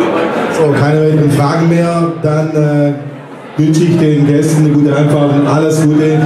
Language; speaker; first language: German; native; German